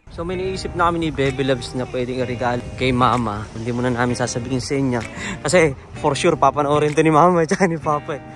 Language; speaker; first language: Filipino; native; Filipino